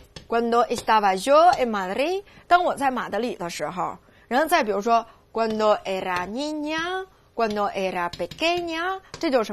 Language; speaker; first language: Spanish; non-native, learner; Chinese